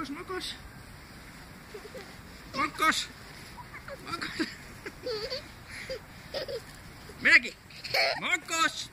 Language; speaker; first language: Spanish; native; Spanish